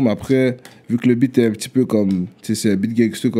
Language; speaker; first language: French; native; French